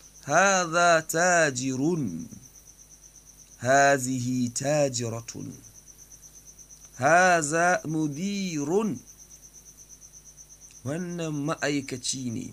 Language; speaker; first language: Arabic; non-native, fluent; Hausa